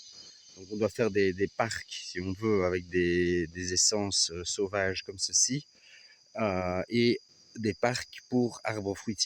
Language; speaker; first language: French; native; French